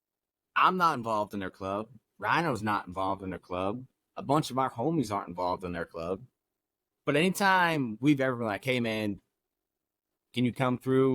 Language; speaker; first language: English; native; English